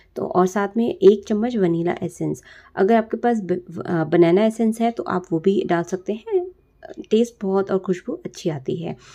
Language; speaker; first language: Hindi; native; Hindi